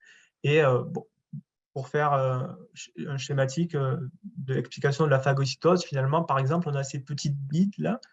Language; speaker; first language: French; native; French